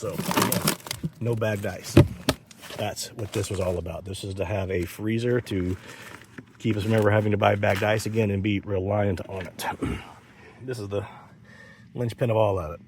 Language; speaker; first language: English; native; English